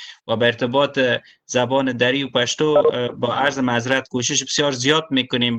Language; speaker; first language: Persian; native; Persian